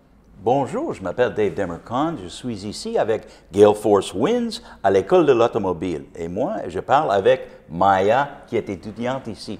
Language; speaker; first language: French; non-native, fluent; English